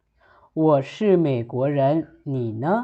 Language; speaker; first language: Chinese; non-native, fluent; Lao